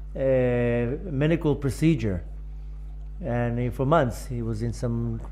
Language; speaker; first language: English; non-native, fluent; Hebrew